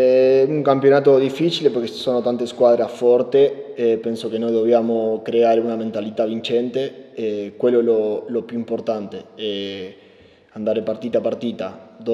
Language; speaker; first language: Italian; non-native, learner; Spanish